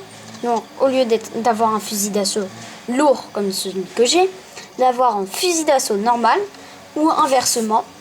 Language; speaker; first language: French; native; French